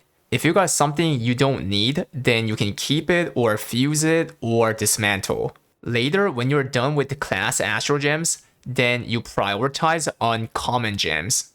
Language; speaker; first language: English; non-native, fluent; Korean